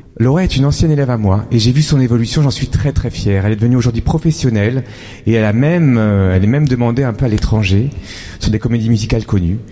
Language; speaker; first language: French; native; French